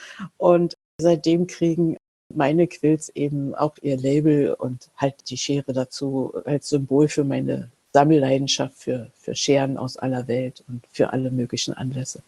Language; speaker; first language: German; native; German